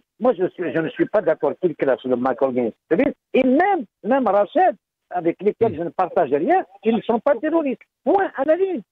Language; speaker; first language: French; non-native, local second language; Kabyle